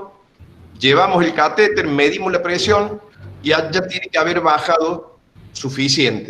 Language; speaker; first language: Spanish; native; Spanish